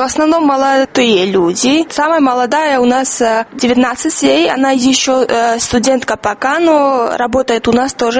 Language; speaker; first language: Russian; non-native, fluent; Georgian